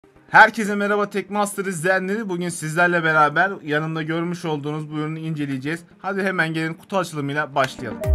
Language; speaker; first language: Turkish; native; Turkish